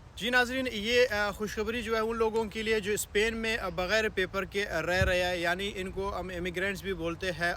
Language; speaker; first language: Hindi; non-native, local second language; Punjabi